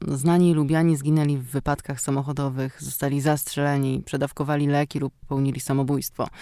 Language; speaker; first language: Polish; native; Polish